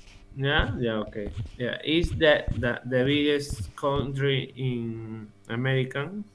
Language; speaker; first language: English; non-native, learner; Spanish